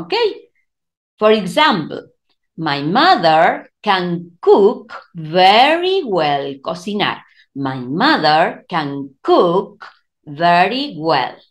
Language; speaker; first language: English; non-native, fluent; Spanish